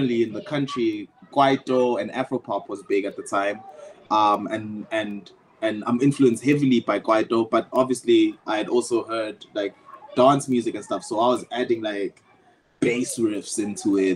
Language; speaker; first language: English; non-native, local second language; Zulu